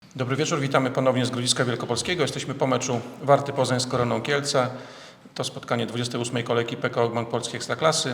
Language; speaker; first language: Polish; native; Polish